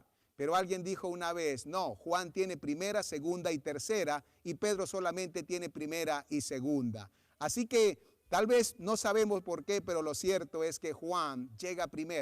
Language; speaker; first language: Spanish; native; Spanish